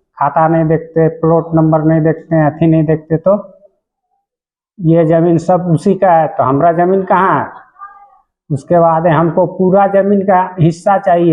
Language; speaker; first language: Hindi; non-native, local second language; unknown